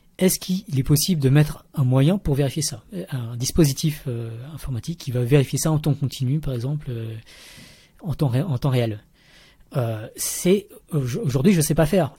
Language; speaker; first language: French; early bilingual, other home language; Vietnamese